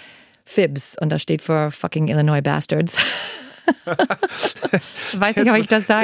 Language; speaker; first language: German; non-native, fluent; English